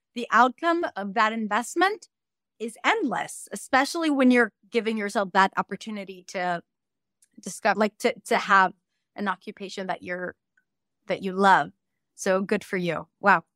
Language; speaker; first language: English; non-native, fluent; Vietnamese